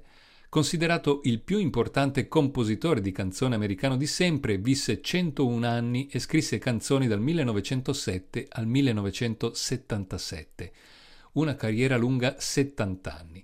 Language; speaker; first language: Italian; native; Italian